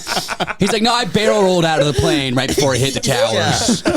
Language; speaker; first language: English; native; English